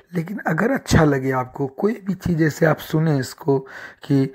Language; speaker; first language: Hindi; native; Hindi